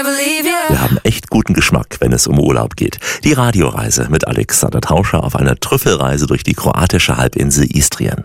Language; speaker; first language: German; native; German